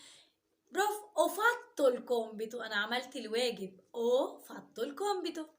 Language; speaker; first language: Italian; non-native, fluent; Arabic